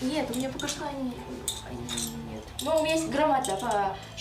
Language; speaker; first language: Russian; non-native, learner; Kyrgyz